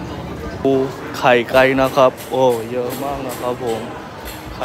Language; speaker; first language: Thai; non-native, fluent; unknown